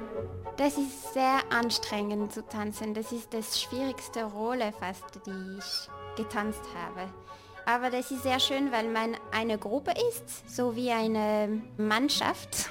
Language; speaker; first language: German; non-native, fluent; French